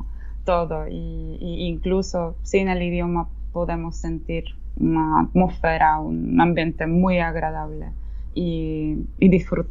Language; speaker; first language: Spanish; non-native, fluent; Polish